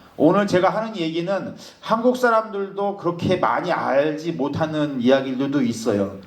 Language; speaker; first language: Korean; native; Korean